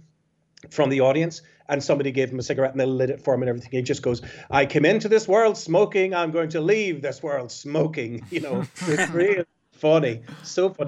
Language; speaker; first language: English; native; English